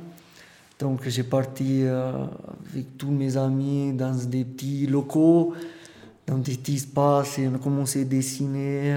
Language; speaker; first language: French; non-native, fluent; Romanian